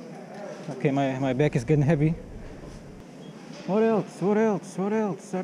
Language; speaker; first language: English; non-native, fluent; German